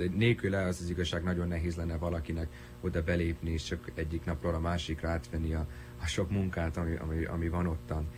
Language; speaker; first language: Hungarian; early bilingual, heritage; Hungarian